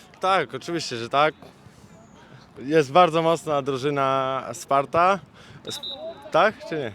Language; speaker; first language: Polish; non-native, learner; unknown